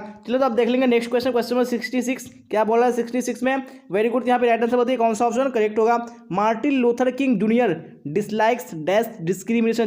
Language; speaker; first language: Hindi; native; Hindi